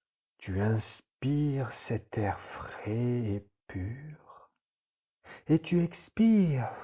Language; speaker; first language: French; native; French